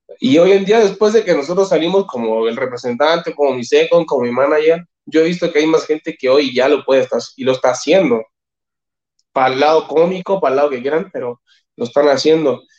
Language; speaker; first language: Spanish; native; Spanish